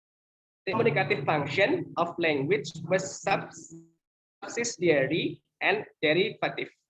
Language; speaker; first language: English; non-native, learner; Indonesian